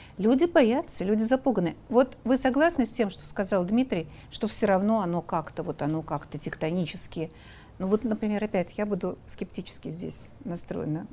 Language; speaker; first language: Russian; native; Russian